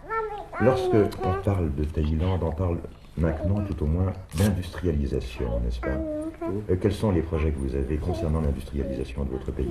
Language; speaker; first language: French; native; French